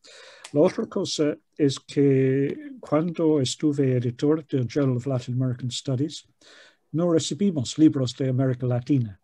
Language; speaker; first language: Spanish; non-native, fluent; English